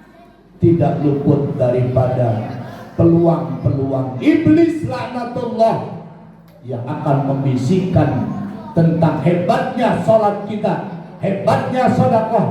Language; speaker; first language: Indonesian; native; Indonesian